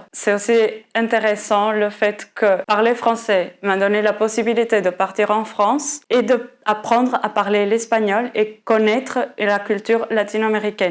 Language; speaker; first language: French; non-native, fluent; Portuguese